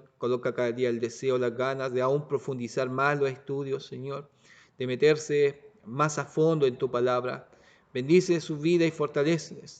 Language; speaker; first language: Spanish; native; Spanish